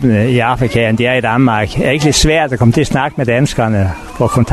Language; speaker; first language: Danish; native; Danish